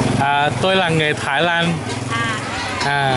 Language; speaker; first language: Vietnamese; non-native, learner; Thai